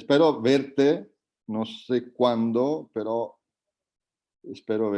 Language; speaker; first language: Spanish; non-native, fluent; Italian